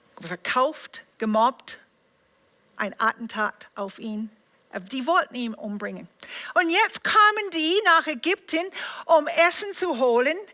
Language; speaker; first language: German; non-native, fluent; English